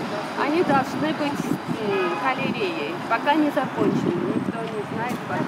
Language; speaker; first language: Russian; non-native, fluent; Georgian